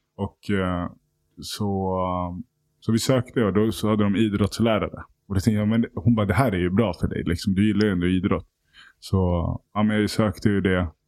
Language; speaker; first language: Swedish; native; Swedish